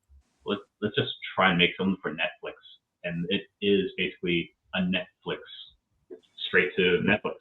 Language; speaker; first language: English; native; English